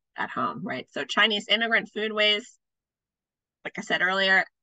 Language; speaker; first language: English; native; English